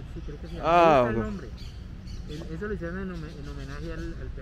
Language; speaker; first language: Spanish; native; Spanish